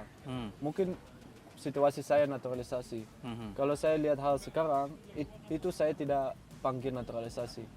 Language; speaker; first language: Indonesian; non-native, fluent; Dutch